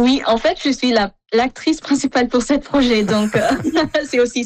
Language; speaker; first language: French; non-native, fluent; Filipino